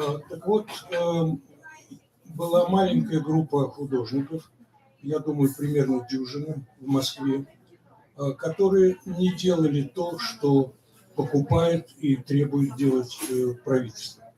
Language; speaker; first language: Russian; native; Russian